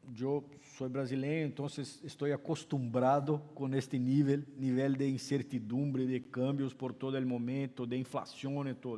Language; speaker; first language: Spanish; non-native, fluent; Portuguese